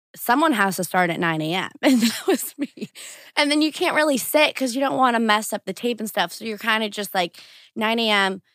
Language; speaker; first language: English; early bilingual, other home language; Portuguese